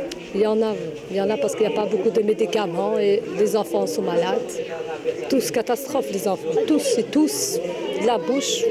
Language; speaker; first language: French; non-native, learner; Albanian